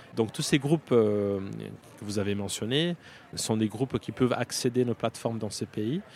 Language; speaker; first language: French; non-native, fluent; Portuguese